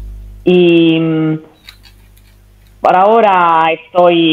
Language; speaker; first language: Spanish; non-native, learner; Italian